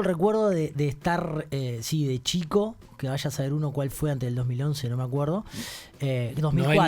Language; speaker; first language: Spanish; native; Spanish